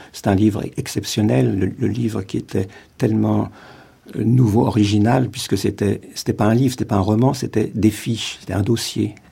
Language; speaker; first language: French; native; French